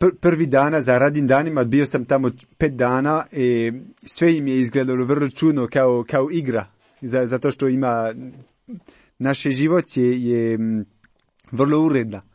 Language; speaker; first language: Croatian; non-native, learner; French